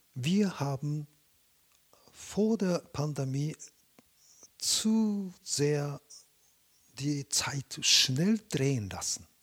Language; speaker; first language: German; non-native, fluent; Japanese